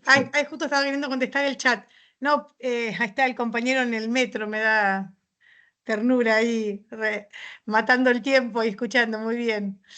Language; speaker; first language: Spanish; native; Spanish